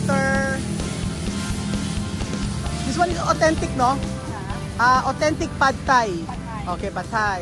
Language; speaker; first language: English; non-native, learner; Filipino